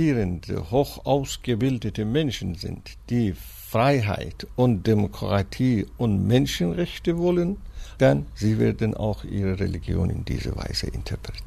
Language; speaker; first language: German; non-native, fluent; Persian